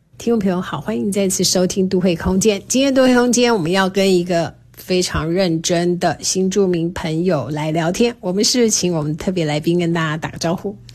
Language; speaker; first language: Chinese; native; Chinese